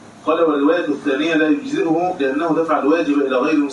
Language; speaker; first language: Arabic; native; Arabic